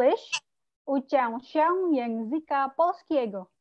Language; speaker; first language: Polish; non-native, learner; Indonesian